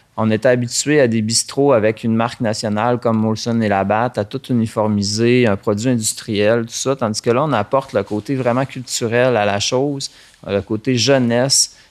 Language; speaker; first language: French; native; French